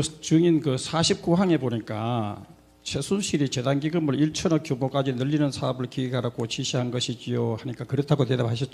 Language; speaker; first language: Korean; native; Korean